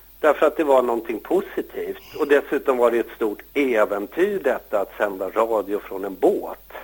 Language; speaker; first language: Swedish; native; Swedish